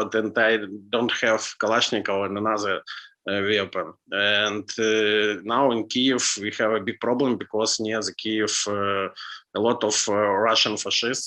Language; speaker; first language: English; non-native, learner; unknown